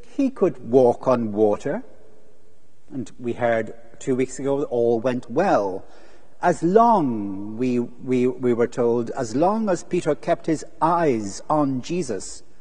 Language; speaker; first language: English; native; English